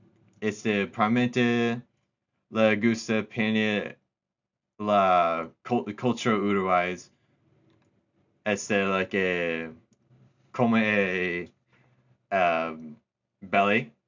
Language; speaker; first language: Spanish; non-native, learner; English